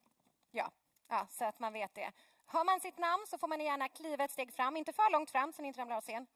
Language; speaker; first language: Swedish; native; Swedish